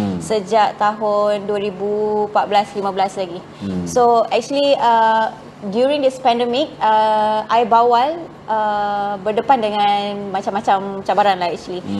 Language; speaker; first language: Malay; non-native, local second language; Chinese